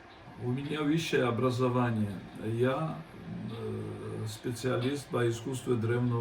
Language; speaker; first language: Russian; non-native, fluent; Georgian